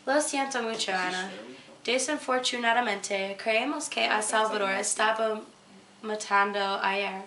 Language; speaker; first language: Spanish; non-native, learner; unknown